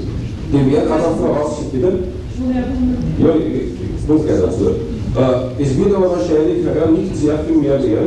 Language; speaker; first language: German; native; German